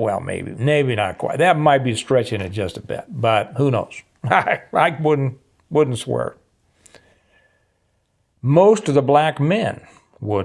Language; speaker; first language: English; native; English